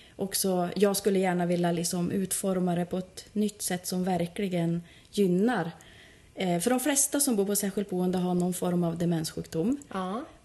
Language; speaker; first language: Swedish; native; Swedish